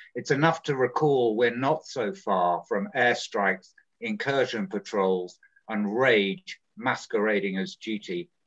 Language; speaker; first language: English; native; English